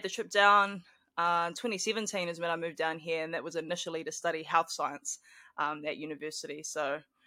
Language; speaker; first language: English; native; English